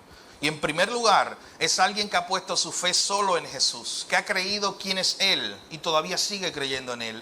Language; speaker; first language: Spanish; native; Spanish